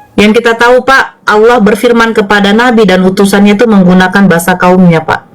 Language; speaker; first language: Indonesian; native; Indonesian